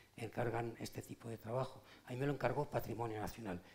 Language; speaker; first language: Spanish; native; Spanish